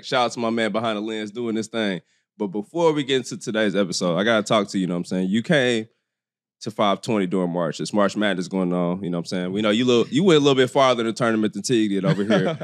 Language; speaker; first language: English; native; English